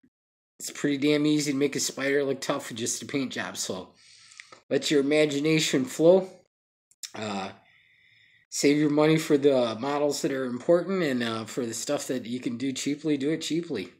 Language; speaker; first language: English; native; English